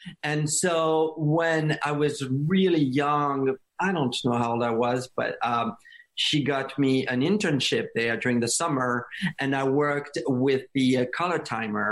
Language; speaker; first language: English; non-native, fluent; French